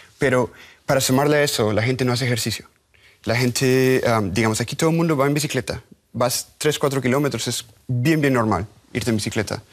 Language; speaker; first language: Spanish; native; Spanish